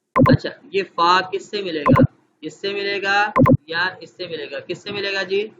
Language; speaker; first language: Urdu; non-native, local second language; Punjabi